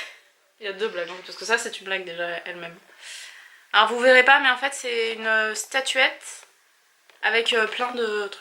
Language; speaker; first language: French; native; French